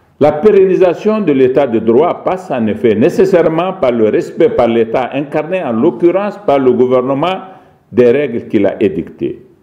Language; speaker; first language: French; non-native, local second language; Arabic